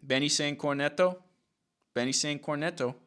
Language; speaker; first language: Italian; non-native, learner; English